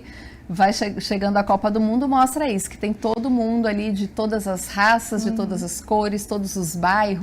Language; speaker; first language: Portuguese; native; Portuguese